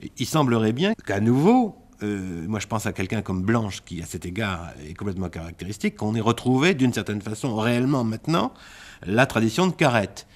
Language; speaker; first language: French; native; French